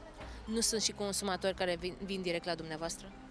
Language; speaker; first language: Romanian; native; Romanian